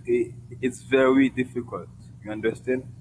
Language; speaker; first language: English; non-native, local second language; Haitian Creole